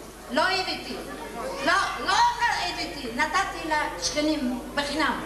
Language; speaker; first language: Hebrew; non-native, learner; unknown